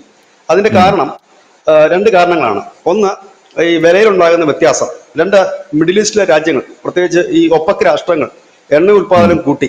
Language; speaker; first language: Malayalam; native; Malayalam